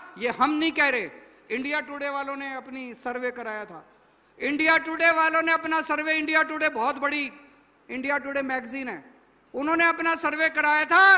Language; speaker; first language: Hindi; native; Hindi